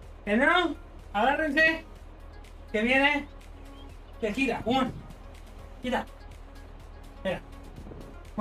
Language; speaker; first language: Spanish; non-native, learner; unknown